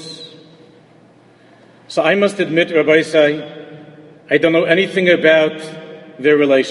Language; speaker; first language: English; native; English